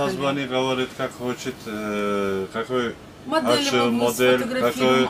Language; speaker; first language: Russian; non-native, learner; Turkish